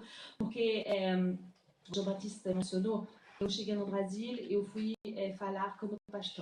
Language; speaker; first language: Portuguese; non-native, fluent; French